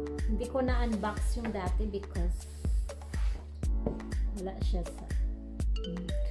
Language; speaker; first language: Filipino; native; Filipino